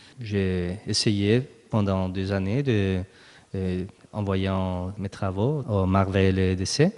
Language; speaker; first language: French; non-native, learner; Spanish